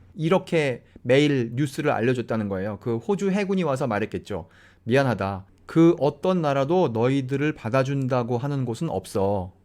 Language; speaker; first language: Korean; native; Korean